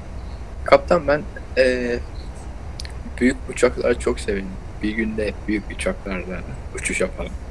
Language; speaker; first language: Turkish; early bilingual, heritage; Turkish